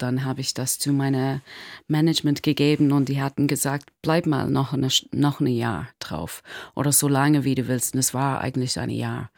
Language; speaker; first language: German; non-native, learner; English